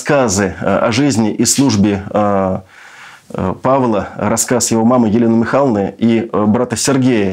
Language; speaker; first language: Russian; native; Russian